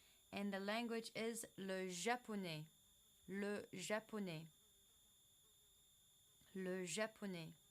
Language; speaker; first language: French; non-native, fluent; English